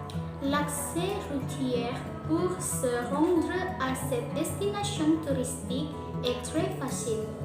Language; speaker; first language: French; non-native, learner; Indonesian